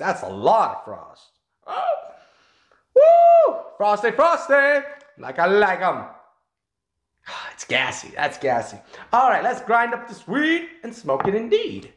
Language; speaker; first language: English; native; English